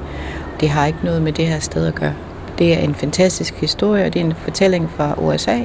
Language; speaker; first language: Danish; non-native, fluent; English